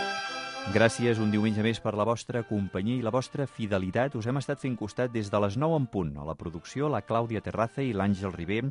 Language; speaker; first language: Catalan; native; Catalan